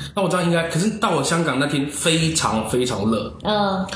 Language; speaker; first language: Chinese; native; Chinese